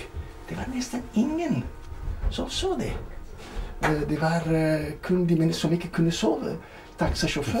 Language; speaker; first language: Norwegian; non-native, fluent; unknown